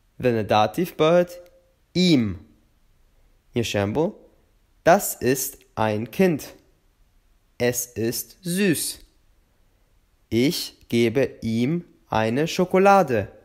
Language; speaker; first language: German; non-native, fluent; Albanian